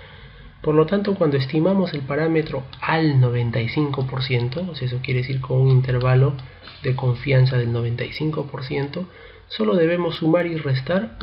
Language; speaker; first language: Spanish; native; Spanish